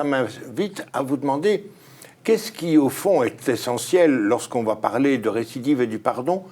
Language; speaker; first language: French; native; French